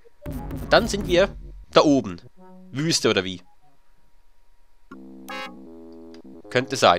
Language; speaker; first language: German; native; German